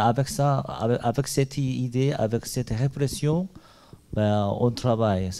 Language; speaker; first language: French; non-native, learner; Korean